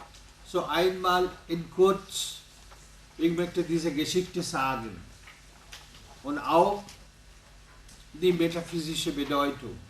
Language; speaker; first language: German; non-native, learner; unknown